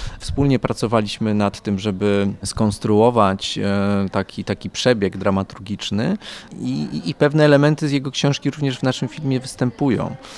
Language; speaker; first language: Polish; native; Polish